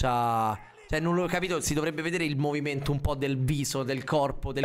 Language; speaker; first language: Italian; native; Italian